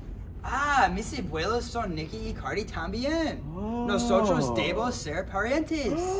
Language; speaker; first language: Spanish; non-native, learner; English